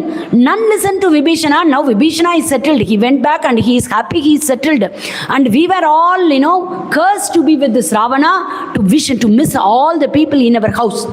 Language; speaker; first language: English; non-native, local second language; Tamil